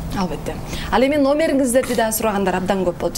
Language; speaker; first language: Kyrgyz; native; Kyrgyz